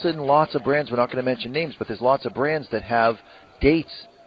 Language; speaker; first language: English; native; English